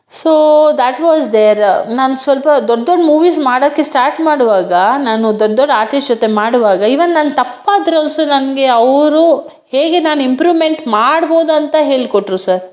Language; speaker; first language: Kannada; non-native, local second language; Hindi